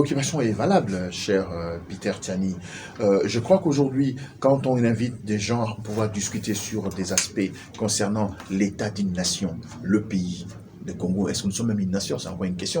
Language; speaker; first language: French; non-native, local second language; Lingala